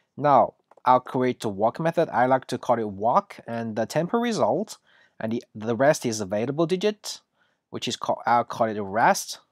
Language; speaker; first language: English; non-native, fluent; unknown